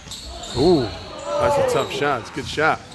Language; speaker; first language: English; native; English